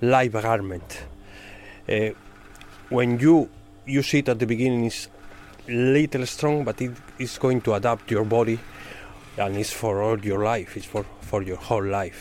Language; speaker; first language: English; non-native, fluent; Spanish